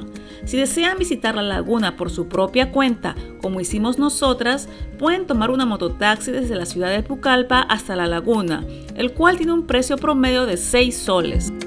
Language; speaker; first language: Spanish; native; Spanish